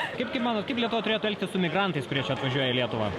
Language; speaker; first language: Lithuanian; native; Lithuanian